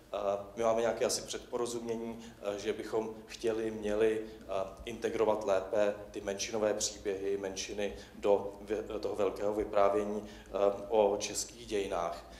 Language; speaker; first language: Czech; native; Czech